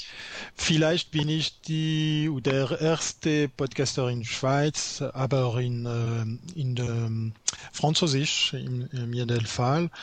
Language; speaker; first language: German; non-native, learner; French